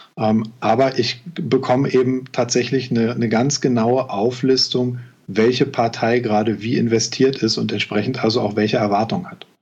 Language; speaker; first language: German; native; German